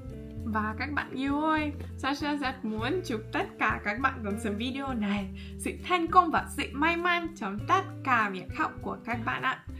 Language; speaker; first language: Vietnamese; non-native, fluent; Russian